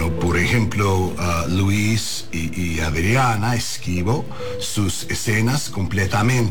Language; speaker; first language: Spanish; non-native, learner; English